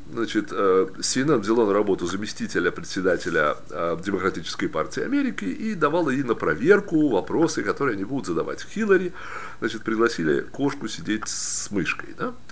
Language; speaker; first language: Russian; native; Russian